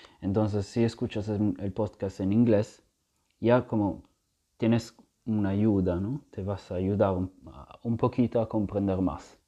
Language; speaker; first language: Spanish; non-native, fluent; Italian